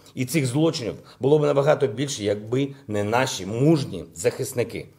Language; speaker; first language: Ukrainian; non-native, local second language; Russian